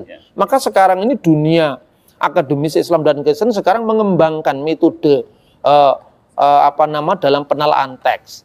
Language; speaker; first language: Indonesian; native; Indonesian